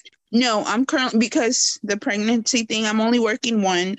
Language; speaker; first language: English; early bilingual, other home language; Spanish